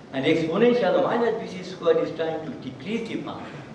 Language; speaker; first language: English; non-native, local second language; Bangla